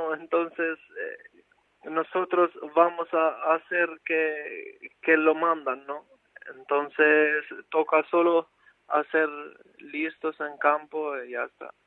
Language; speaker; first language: Spanish; non-native, fluent; Albanian